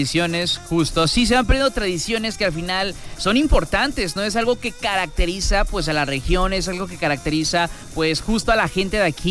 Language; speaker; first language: Spanish; native; Spanish